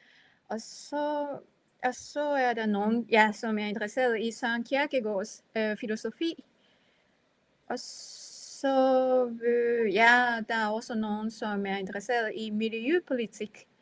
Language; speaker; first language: Danish; non-native, fluent; Japanese